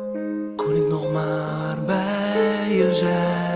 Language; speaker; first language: Dutch; non-native, learner; Indonesian